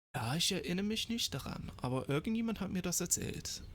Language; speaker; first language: German; non-native, fluent; English